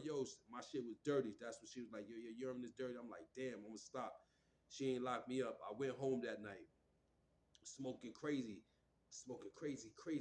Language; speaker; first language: English; native; English